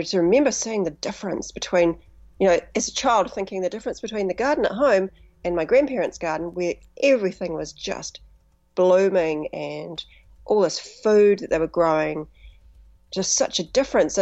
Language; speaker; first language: English; native; English